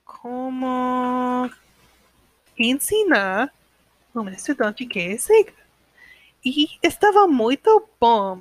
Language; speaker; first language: Portuguese; non-native, learner; English